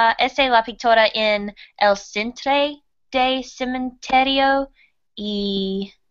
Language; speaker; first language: Spanish; non-native, learner; English